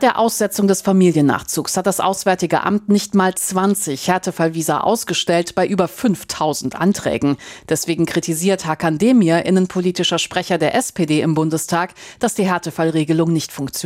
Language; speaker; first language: German; native; German